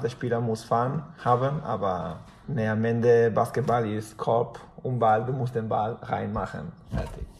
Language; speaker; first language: German; non-native, fluent; Spanish